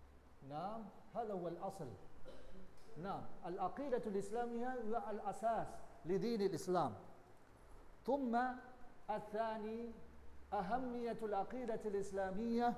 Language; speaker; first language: Arabic; non-native, learner; Indonesian